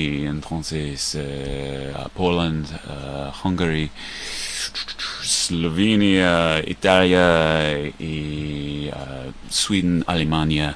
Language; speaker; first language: Spanish; non-native, learner; English